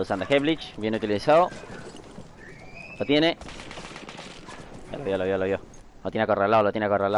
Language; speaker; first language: Spanish; native; Spanish